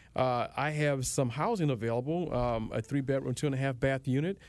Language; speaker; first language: English; native; English